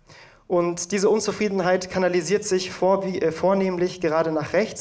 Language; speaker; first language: German; native; German